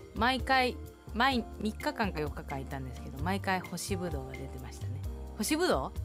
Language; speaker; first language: Japanese; early bilingual, heritage; Japanese